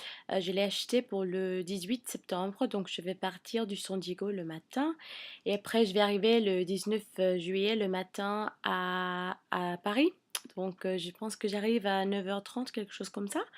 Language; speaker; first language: French; non-native, fluent; English